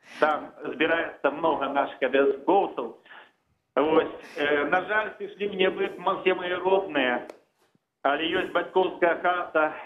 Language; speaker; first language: Belarusian; native; Belarusian